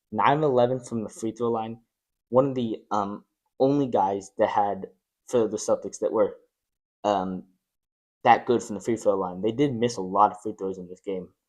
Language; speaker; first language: English; native; English